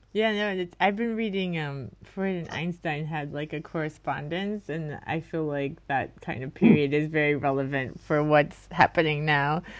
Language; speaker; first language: English; native; English